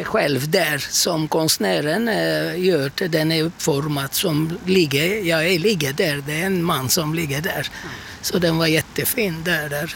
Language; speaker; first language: Swedish; non-native, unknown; Turkish